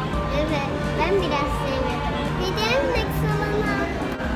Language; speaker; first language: Turkish; early bilingual, heritage; Turkish